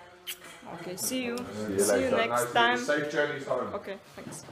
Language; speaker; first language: English; non-native, learner; Russian